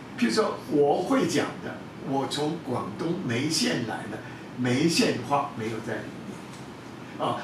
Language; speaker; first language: Chinese; non-native, local second language; Hakka Chinese